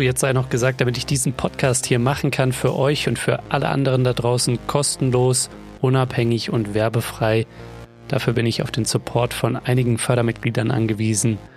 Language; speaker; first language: German; native; German